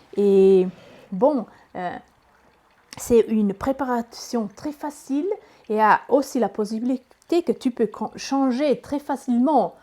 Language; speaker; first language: French; non-native, learner; Italian